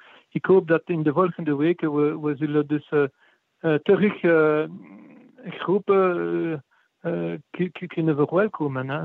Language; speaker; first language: Dutch; non-native, fluent; French